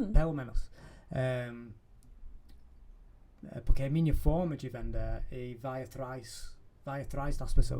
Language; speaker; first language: Portuguese; non-native, fluent; English